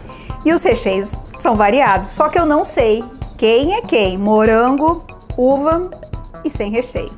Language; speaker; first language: Portuguese; native; Portuguese